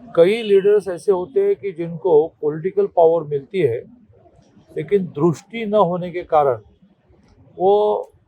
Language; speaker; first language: Hindi; non-native, local second language; Marathi